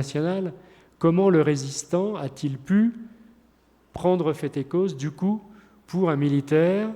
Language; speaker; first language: French; native; French